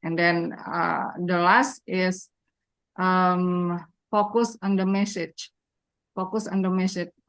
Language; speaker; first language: English; non-native, learner; Indonesian